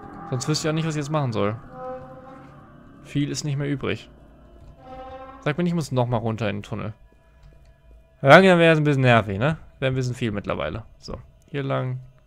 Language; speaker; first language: German; native; German